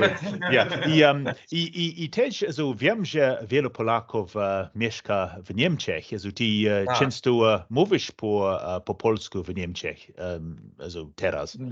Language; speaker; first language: Polish; non-native, learner; English